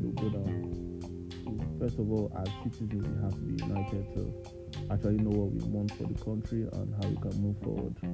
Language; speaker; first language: English; non-native, local second language; Yoruba